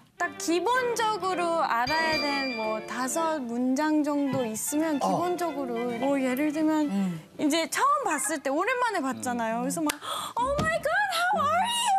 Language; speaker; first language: Korean; early bilingual, heritage; Korean